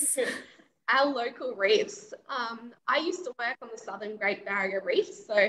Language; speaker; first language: English; native; English